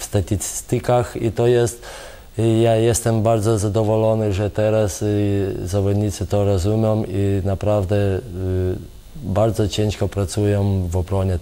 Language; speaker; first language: Polish; non-native, fluent; Lithuanian